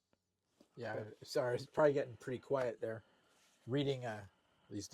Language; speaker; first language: English; native; English